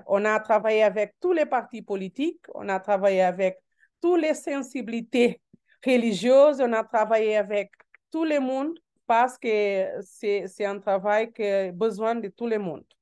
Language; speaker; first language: French; non-native, learner; Portuguese